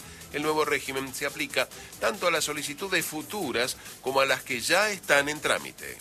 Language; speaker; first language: Spanish; native; Spanish